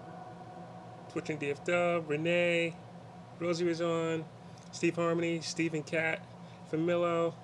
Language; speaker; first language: English; native; English